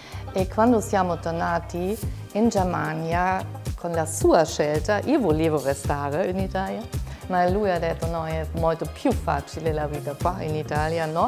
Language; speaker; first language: Italian; non-native, fluent; German